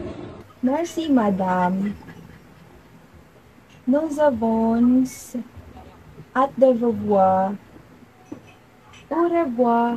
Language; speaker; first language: French; non-native, learner; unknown